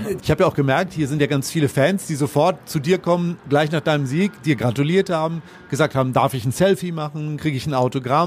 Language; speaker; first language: German; native; German